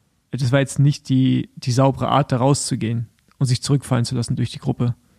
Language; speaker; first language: German; native; German